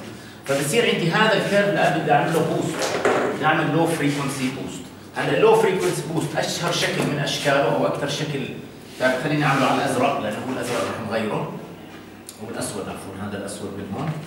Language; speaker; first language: Arabic; native; Arabic